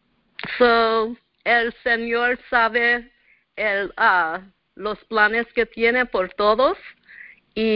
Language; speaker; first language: Spanish; early bilingual, heritage; Spanish